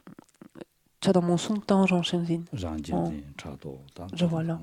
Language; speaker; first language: French; native; French